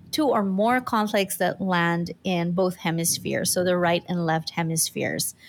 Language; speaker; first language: English; non-native, local second language; Filipino